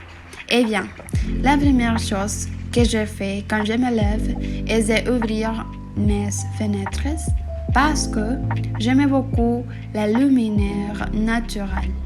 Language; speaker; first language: French; non-native, learner; Spanish